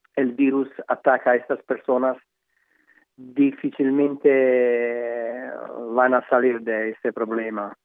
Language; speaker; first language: Spanish; non-native, learner; Italian